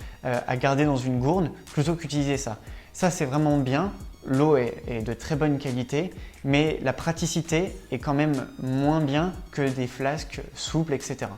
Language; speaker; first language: French; native; French